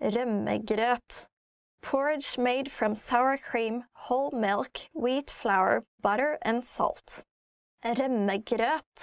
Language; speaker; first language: English; non-native, fluent; Norwegian